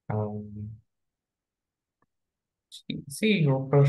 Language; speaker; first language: English; non-native, learner; Vietnamese